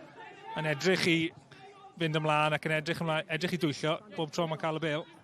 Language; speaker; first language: Welsh; native; Welsh